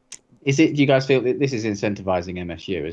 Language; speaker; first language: English; native; English